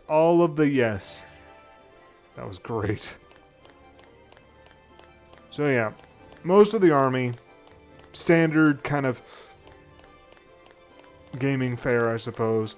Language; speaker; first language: English; native; English